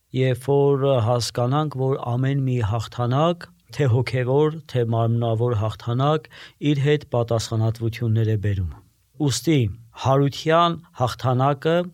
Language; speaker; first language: Armenian; native; Armenian